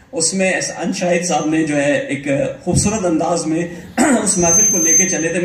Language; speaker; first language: Urdu; native; Urdu